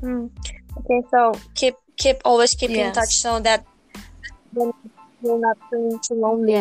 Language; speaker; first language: English; non-native, learner; Indonesian